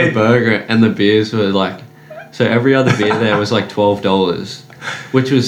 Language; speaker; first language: English; native; English